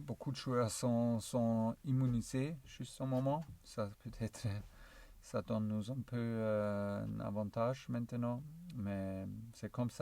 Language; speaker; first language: French; non-native, learner; German